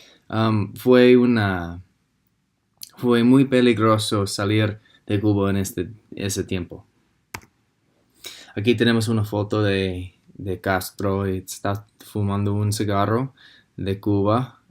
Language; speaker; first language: Spanish; non-native, fluent; English